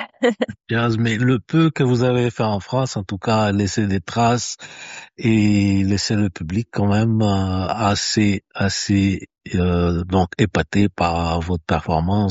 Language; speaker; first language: French; native; French